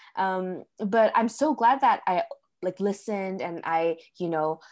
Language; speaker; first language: English; early bilingual, other home language; Cantonese